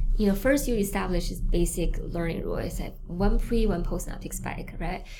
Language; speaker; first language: English; non-native, fluent; Chinese